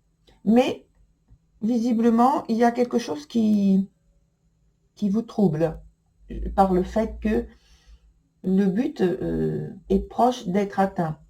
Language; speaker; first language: French; native; French